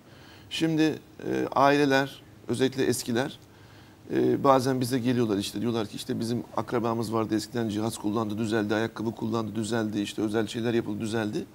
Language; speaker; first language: Turkish; native; Turkish